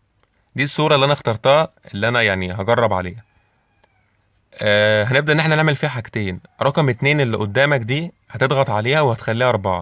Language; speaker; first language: Arabic; native; Arabic